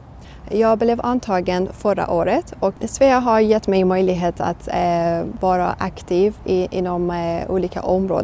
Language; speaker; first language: Swedish; non-native, fluent; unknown